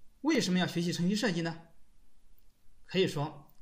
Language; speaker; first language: Chinese; native; Chinese